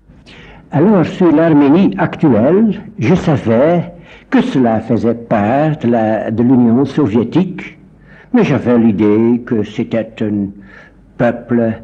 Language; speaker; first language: French; non-native, fluent; Dutch